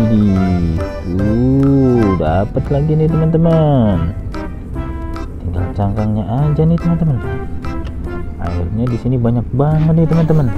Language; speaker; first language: Indonesian; native; Indonesian